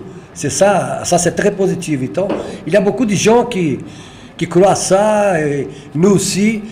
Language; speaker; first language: French; non-native, fluent; Portuguese